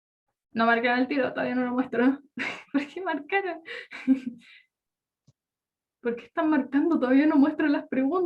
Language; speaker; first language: Spanish; native; Spanish